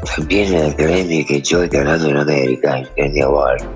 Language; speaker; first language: Spanish; non-native, fluent; Italian